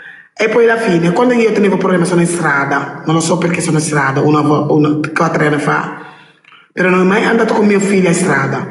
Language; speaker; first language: Italian; non-native, learner; Wolof